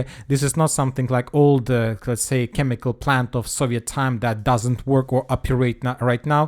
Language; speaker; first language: English; non-native, fluent; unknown